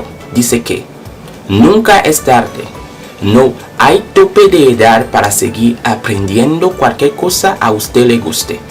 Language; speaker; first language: Spanish; non-native, local second language; French